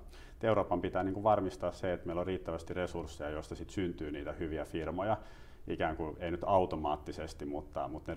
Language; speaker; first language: Finnish; native; Finnish